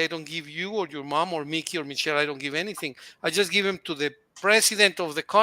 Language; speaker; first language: English; non-native, fluent; Spanish